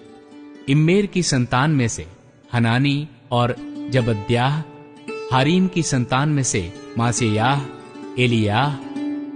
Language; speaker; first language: Hindi; native; Hindi